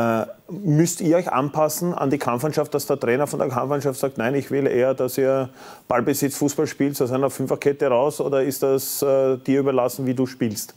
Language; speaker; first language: German; native; German